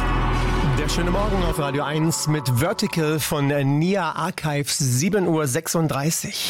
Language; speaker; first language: German; native; German